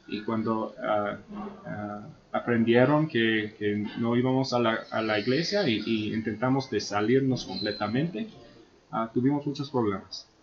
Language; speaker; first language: Spanish; non-native, fluent; English